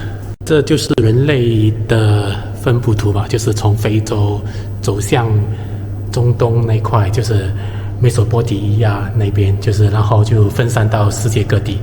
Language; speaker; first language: Chinese; native; Chinese